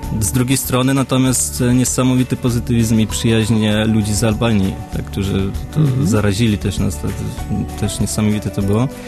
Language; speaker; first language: Polish; early bilingual, other home language; Russian